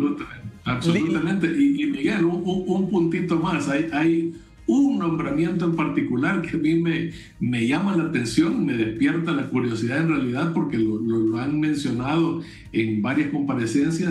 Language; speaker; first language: Spanish; native; Spanish